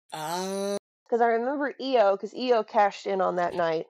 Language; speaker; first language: English; native; English